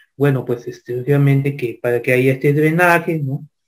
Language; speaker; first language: Spanish; native; Spanish